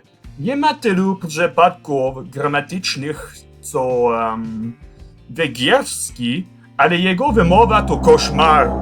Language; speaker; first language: Polish; non-native, fluent; French